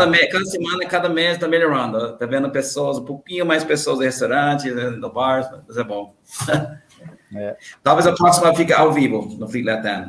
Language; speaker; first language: Portuguese; non-native, learner; English